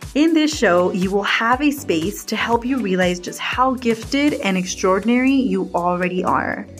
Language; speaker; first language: English; early bilingual, other home language; Spanish